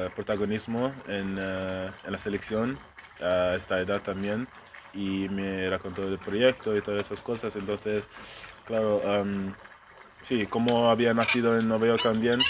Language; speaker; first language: Spanish; non-native, fluent; English